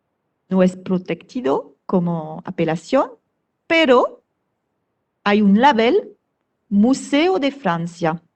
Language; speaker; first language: Spanish; non-native, fluent; French